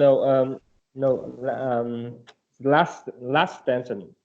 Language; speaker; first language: English; non-native, learner; Vietnamese